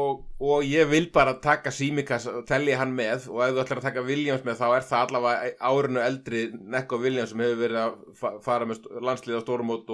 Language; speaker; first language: Icelandic; native; Icelandic